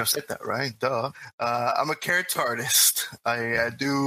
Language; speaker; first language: English; non-native, fluent; Spanish